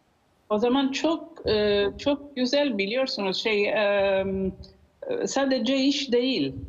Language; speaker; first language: Turkish; non-native, learner; Italian